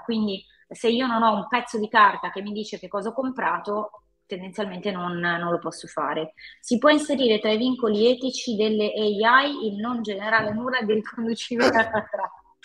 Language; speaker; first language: Italian; native; Italian